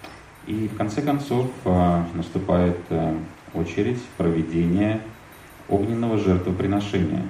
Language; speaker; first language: Russian; native; Russian